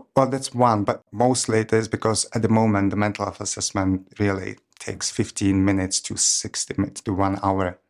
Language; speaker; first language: English; non-native, fluent; Czech